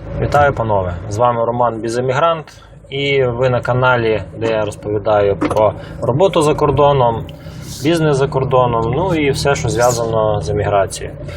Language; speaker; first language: Ukrainian; native; Ukrainian